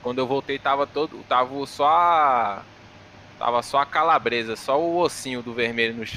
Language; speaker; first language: Portuguese; native; Portuguese